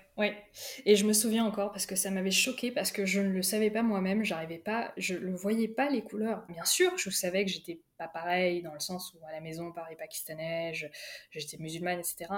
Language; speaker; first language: French; early bilingual, other home language; Urdu